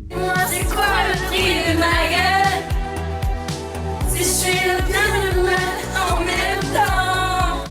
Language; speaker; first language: French; native; French